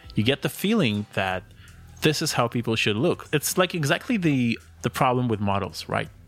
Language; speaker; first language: English; early bilingual, other home language; Russian